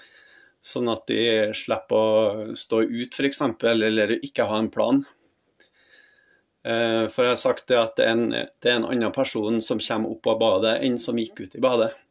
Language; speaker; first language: Norwegian; native; Norwegian